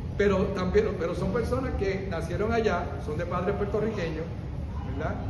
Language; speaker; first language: Spanish; early bilingual, heritage; Spanish